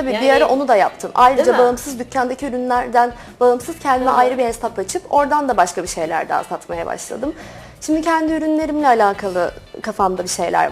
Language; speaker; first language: Turkish; native; Turkish